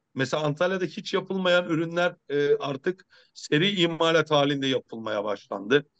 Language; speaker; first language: Turkish; native; Turkish